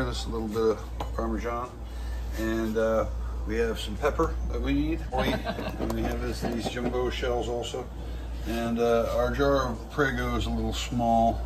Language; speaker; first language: English; native; English